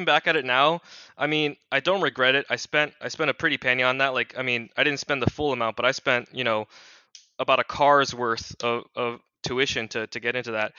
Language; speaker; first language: English; native; English